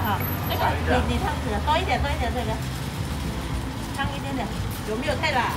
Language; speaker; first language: Chinese; non-native, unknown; Thai